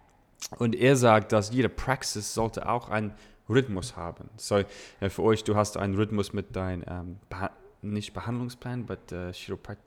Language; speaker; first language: German; non-native, learner; English